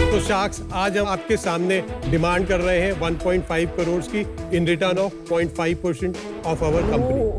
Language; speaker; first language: Hindi; native; Hindi